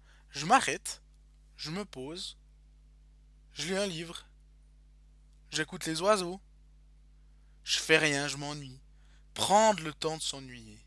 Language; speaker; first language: French; native; French